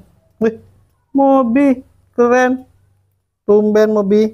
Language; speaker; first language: Indonesian; native; Indonesian